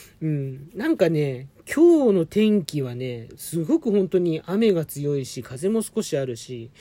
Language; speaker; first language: Japanese; native; Japanese